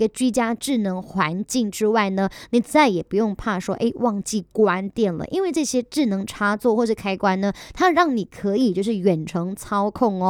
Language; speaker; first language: Chinese; native; Chinese